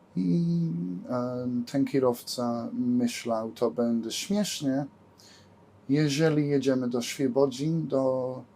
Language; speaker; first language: Polish; non-native, learner; English